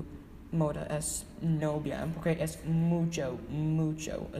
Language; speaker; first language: Spanish; non-native, learner; English